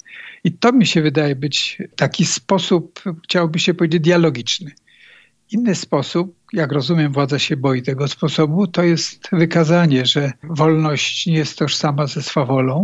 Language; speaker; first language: Polish; native; Polish